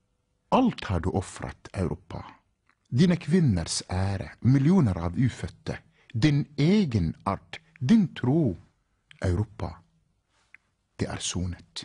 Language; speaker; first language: Norwegian; non-native, fluent; Arabic